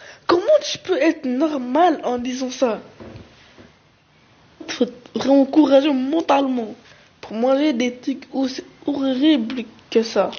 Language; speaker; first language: French; early bilingual, other home language; Arabic